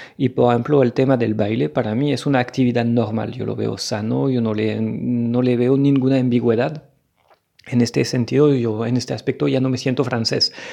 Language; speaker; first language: Spanish; non-native, fluent; French